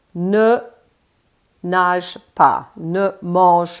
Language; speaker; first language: French; non-native, fluent; English